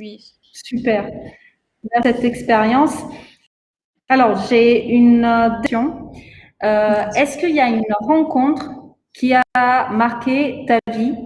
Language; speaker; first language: French; native; French